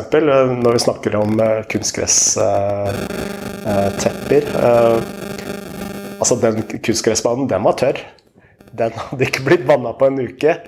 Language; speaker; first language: Norwegian; native; Norwegian